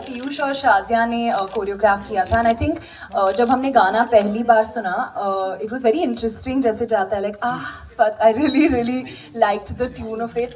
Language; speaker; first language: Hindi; native; Hindi